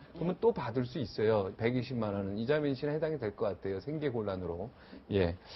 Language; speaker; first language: Korean; native; Korean